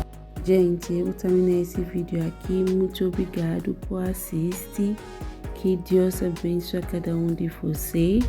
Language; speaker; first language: Portuguese; non-native, learner; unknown